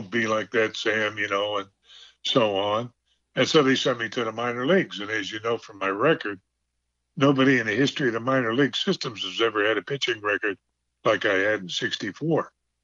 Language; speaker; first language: English; native; English